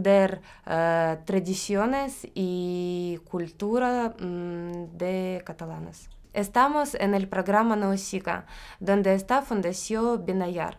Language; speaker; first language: Spanish; non-native, learner; Ukrainian